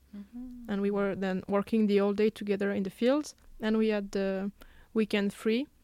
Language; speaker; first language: English; non-native, fluent; French